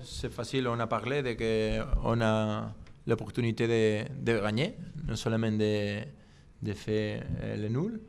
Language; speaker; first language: French; non-native, learner; Spanish